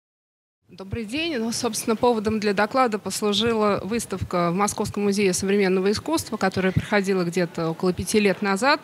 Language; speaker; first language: Russian; native; Russian